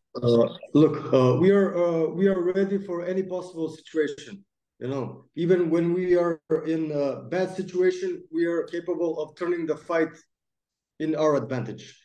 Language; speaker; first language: English; non-native, fluent; Macedonian